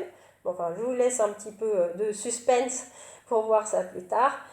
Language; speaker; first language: French; native; French